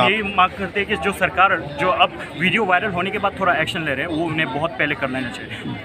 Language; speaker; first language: Hindi; non-native, local second language; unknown